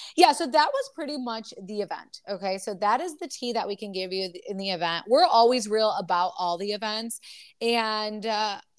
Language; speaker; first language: English; native; English